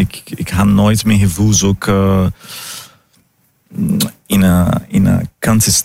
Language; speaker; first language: Dutch; non-native, fluent; Portuguese